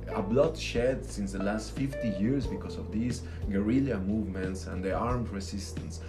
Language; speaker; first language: English; non-native, fluent; Spanish